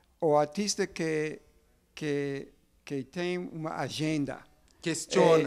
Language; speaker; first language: Portuguese; non-native, learner; English